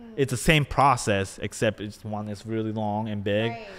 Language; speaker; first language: English; non-native, fluent; Japanese